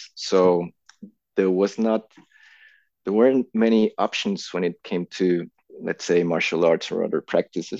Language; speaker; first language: English; non-native, fluent; Spanish